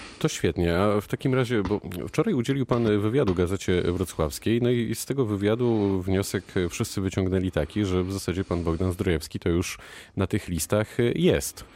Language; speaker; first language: Polish; native; Polish